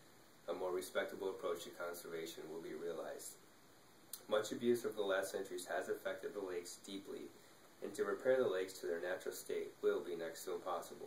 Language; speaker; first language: English; native; English